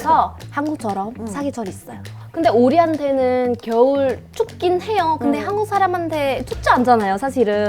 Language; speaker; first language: Korean; non-native, fluent; Vietnamese